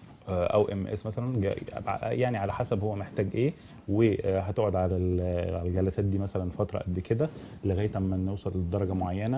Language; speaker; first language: Arabic; native; Arabic